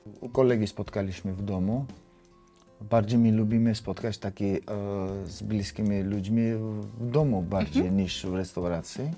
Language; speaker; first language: Polish; non-native, learner; Georgian